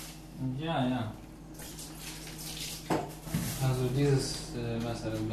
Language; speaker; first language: German; non-native, fluent; Russian